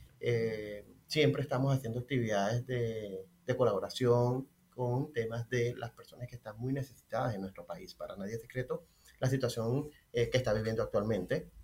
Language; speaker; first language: Spanish; native; Spanish